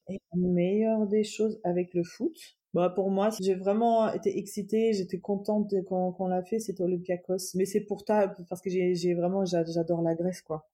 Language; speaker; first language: French; non-native, fluent; German